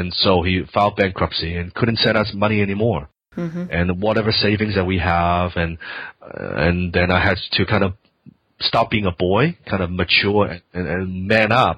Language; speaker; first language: English; non-native, local second language; Cantonese